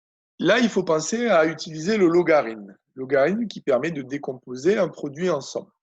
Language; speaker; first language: French; native; French